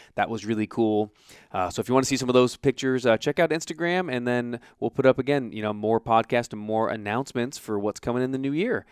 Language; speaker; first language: English; native; English